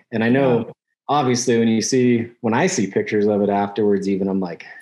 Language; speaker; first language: English; native; English